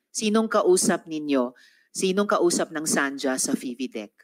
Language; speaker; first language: Filipino; native; Filipino